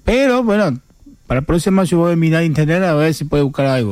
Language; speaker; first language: Spanish; non-native, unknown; Chinese